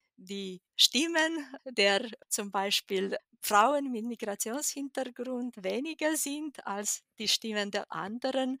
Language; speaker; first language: German; non-native, fluent; Romanian